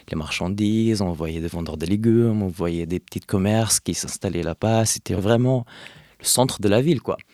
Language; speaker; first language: French; non-native, fluent; Arabic